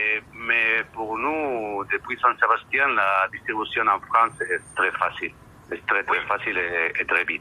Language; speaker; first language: French; non-native, learner; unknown